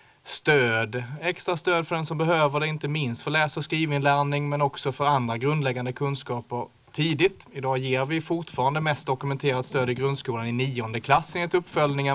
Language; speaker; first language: Swedish; native; Swedish